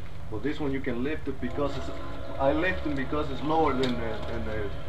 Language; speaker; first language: English; non-native, learner; Spanish